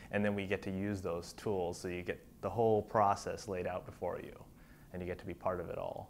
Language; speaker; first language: English; native; English